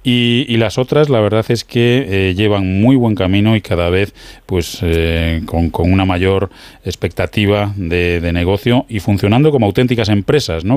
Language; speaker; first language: Spanish; native; Spanish